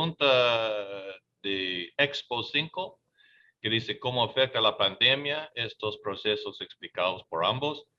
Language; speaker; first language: Spanish; non-native, fluent; English